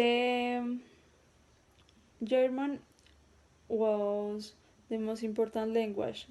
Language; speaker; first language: English; non-native, learner; Spanish